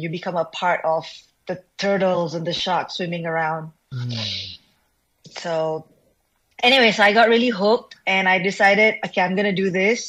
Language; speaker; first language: English; non-native, local second language; Malay